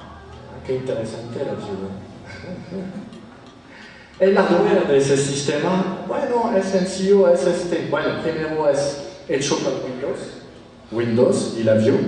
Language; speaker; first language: Spanish; non-native, fluent; French